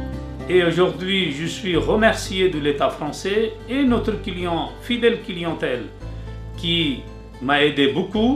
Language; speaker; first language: French; non-native, learner; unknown